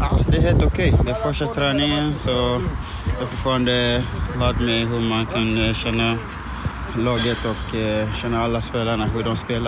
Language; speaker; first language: Swedish; non-native, fluent; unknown